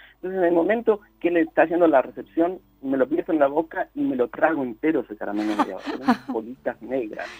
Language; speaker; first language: Spanish; native; Spanish